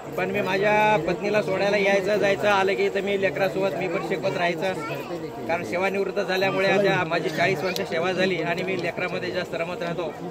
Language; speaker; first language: Marathi; native; Marathi